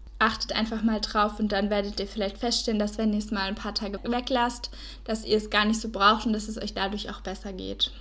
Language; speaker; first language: German; native; German